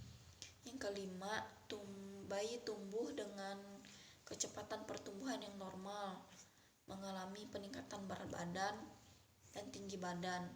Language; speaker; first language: Indonesian; native; Indonesian